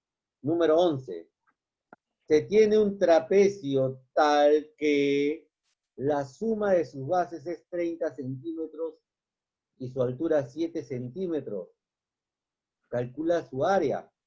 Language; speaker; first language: Spanish; native; Spanish